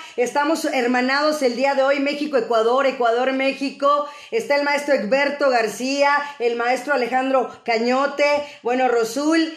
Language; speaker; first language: Spanish; native; Spanish